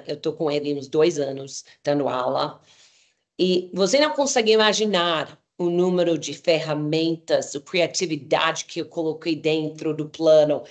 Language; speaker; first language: Portuguese; non-native, fluent; English